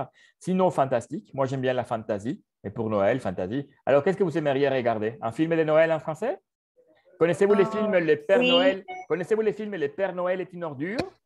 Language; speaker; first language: French; non-native, fluent; Spanish